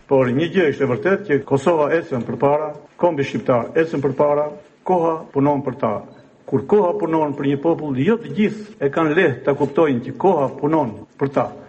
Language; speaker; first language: Albanian; native; Albanian